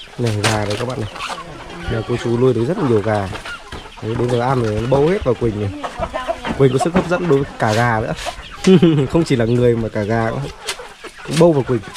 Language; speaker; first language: Vietnamese; native; Vietnamese